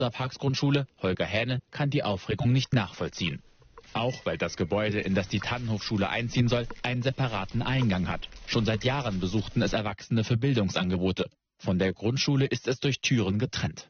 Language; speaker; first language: German; native; German